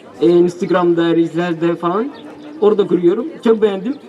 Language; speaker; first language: Turkish; non-native, learner; Arabic